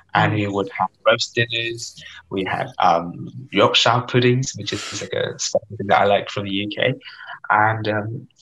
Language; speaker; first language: English; non-native, fluent; Vietnamese